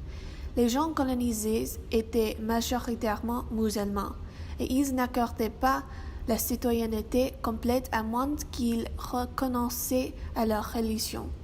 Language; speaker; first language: French; non-native, learner; English